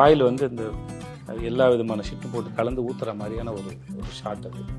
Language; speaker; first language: Tamil; native; Tamil